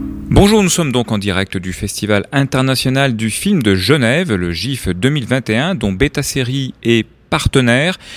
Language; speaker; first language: French; native; French